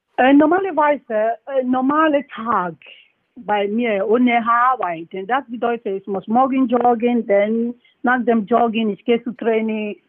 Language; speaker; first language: German; non-native, learner; Yoruba